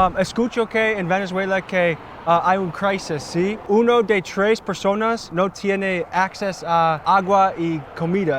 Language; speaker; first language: Spanish; non-native, learner; English